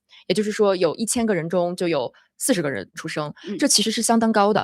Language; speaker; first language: Chinese; native; Chinese